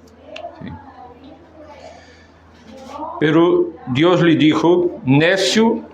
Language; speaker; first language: Spanish; non-native, fluent; Portuguese